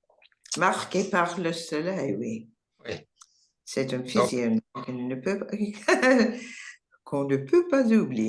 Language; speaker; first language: French; non-native, learner; English